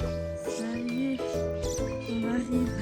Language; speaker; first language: French; native; French